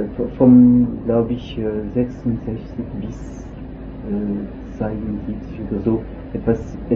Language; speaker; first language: German; non-native, local second language; French